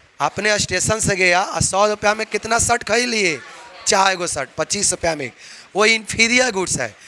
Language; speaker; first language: Hindi; native; Hindi